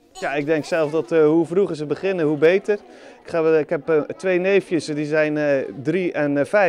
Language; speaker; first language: Dutch; native; Dutch